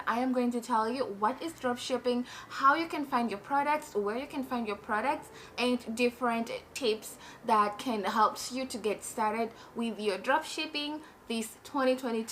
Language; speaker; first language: English; non-native, fluent; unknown